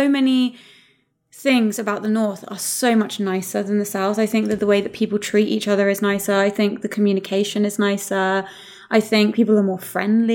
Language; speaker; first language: English; native; English